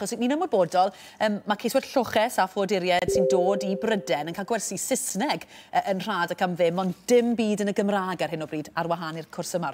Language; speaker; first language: Welsh; native; Welsh